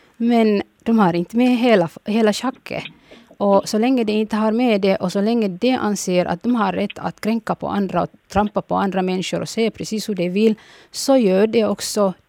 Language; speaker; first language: Swedish; early bilingual, other home language; Somali